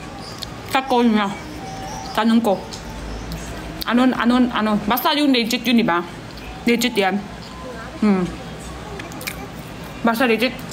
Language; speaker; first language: Filipino; non-native, learner; Chinese